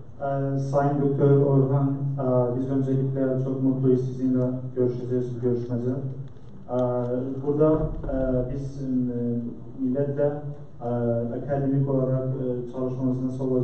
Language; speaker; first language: Turkish; non-native, fluent; Central Kurdish